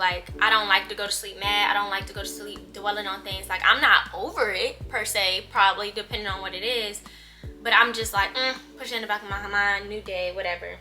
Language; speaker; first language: English; native; English